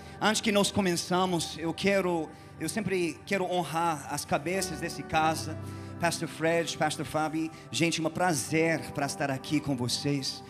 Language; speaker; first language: Portuguese; non-native, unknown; English